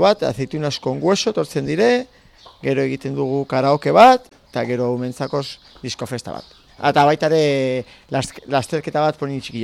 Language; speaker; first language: Basque; native; Basque